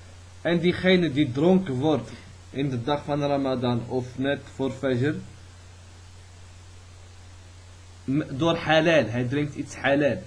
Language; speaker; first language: Dutch; early bilingual, other home language; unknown